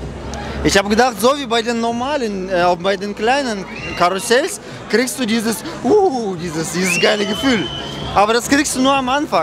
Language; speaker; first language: German; early bilingual, other home language; Russian